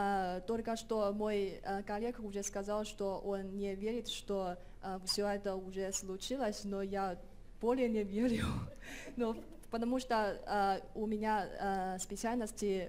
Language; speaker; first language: Russian; non-native, fluent; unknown